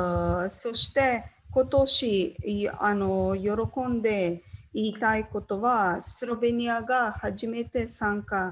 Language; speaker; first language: Japanese; non-native, learner; Slovenian